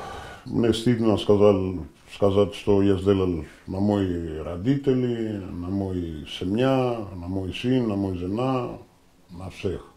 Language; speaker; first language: Russian; non-native, learner; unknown